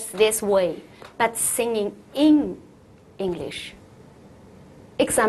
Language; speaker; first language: English; non-native, learner; Chinese